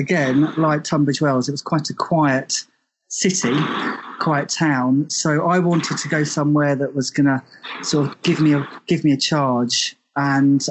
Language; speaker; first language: English; native; English